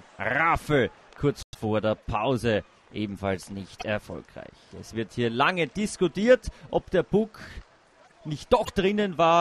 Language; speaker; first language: German; native; German